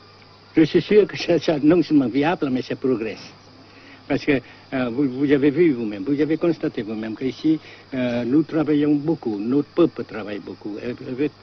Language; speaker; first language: French; non-native, fluent; Vietnamese